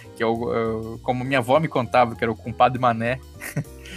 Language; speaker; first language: Portuguese; native; Portuguese